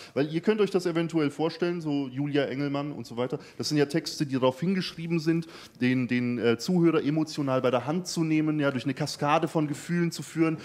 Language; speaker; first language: German; early bilingual, other home language; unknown